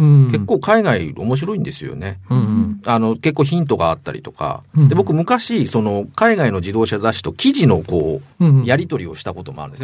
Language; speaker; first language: Japanese; native; Japanese